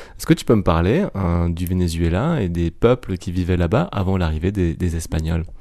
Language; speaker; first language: French; native; French